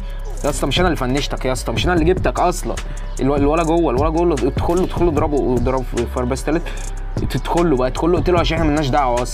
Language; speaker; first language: Arabic; native; Arabic